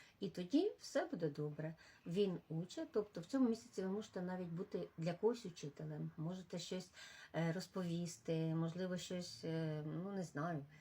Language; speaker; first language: Ukrainian; non-native, local second language; Russian